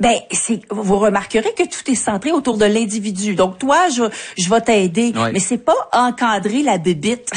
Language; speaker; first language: French; native; French